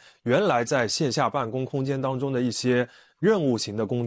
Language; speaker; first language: Chinese; native; Chinese